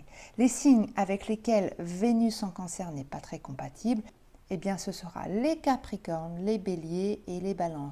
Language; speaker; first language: French; native; French